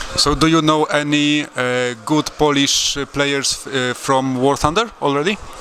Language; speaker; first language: English; non-native, fluent; Polish